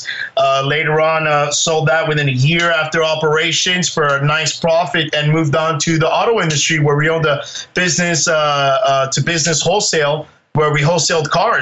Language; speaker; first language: English; native; English